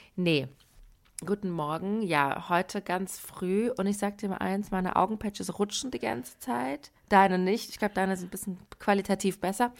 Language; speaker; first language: German; early bilingual, other home language; Persian